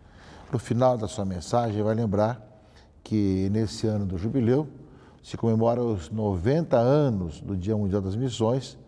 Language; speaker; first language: Portuguese; native; Portuguese